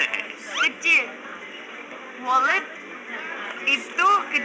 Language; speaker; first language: Indonesian; non-native, learner; Turkish